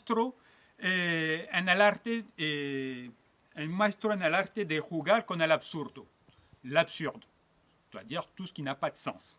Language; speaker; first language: French; native; French